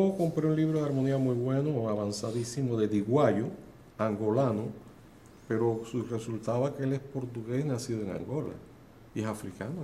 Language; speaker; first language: Spanish; native; Spanish